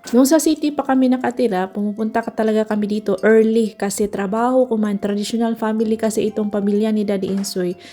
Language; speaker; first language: Filipino; non-native, local second language; Cebuano